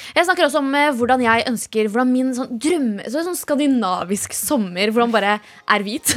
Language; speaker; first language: Norwegian; early bilingual, other home language; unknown